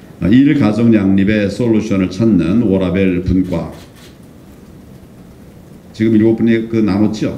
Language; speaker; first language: Korean; native; Korean